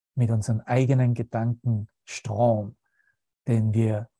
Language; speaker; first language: German; native; German